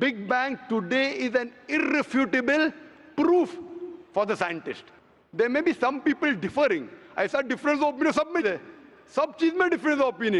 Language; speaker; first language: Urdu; non-native, local second language; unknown